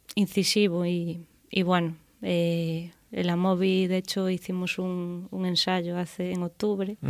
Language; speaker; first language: Spanish; native; Spanish